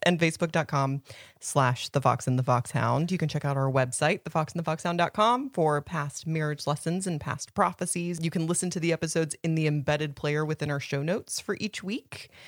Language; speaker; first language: English; native; English